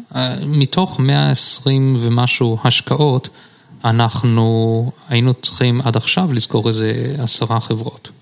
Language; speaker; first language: Hebrew; early bilingual, heritage; Hebrew